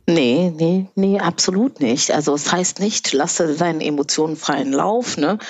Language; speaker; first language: German; early bilingual, other home language; Kinyarwanda